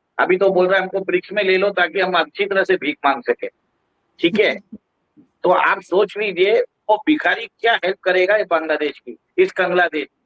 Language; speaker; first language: Hindi; native; Hindi